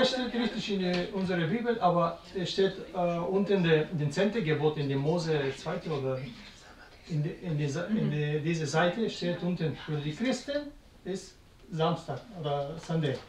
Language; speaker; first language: German; non-native, learner; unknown